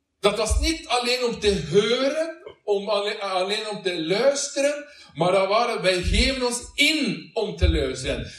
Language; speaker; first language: Dutch; non-native, learner; Norwegian